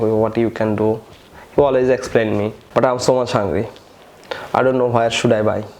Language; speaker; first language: English; non-native, local second language; Bangla